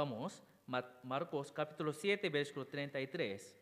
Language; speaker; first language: Spanish; non-native, learner; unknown